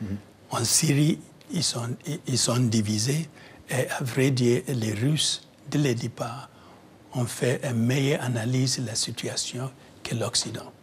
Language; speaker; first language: French; non-native, fluent; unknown